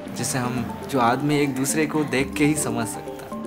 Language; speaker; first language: Hindi; non-native, local second language; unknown